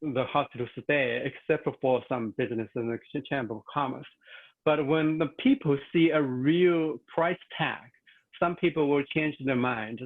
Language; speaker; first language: English; non-native, fluent; Chinese